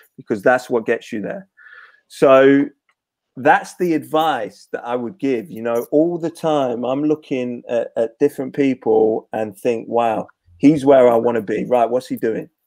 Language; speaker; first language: English; native; English